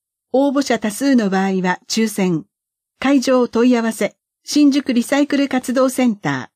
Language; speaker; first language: Japanese; native; Japanese